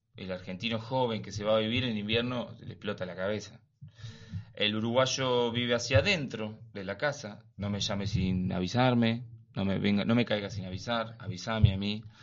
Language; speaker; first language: Spanish; native; Spanish